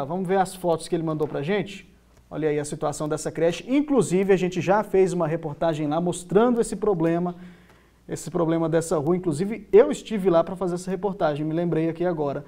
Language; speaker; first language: Portuguese; native; Portuguese